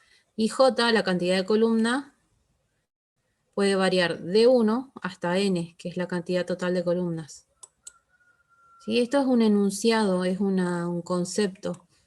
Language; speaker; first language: Spanish; native; Spanish